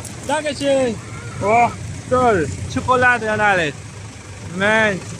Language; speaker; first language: German; non-native, learner; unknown